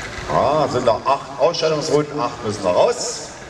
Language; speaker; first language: German; native; German